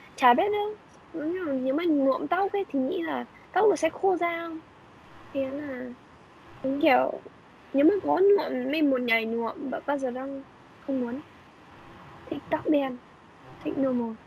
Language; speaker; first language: Vietnamese; early bilingual, heritage; Vietnamese